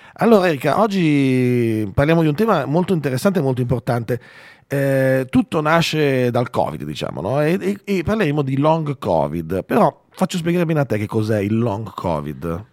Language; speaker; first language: Italian; native; Italian